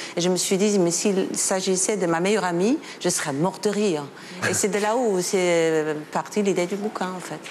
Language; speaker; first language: French; non-native, fluent; Dutch